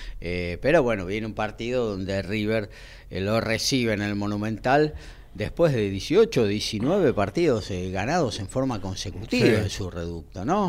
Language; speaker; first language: Spanish; native; Spanish